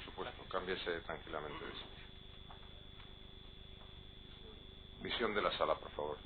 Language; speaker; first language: Spanish; native; Spanish